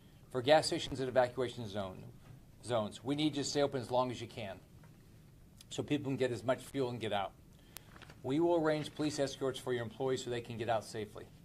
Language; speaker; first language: English; native; English